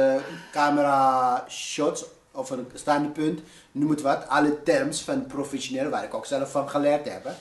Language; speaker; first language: Dutch; non-native, fluent; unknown